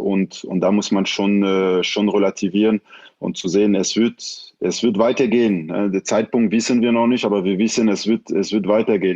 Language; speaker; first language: German; non-native, fluent; French